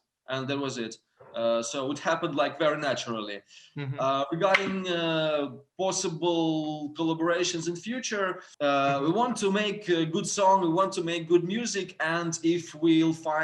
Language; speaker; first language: English; non-native, fluent; Ukrainian